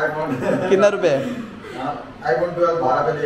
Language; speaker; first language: Hindi; non-native, local second language; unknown